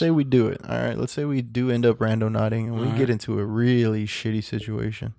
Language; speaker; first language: English; native; English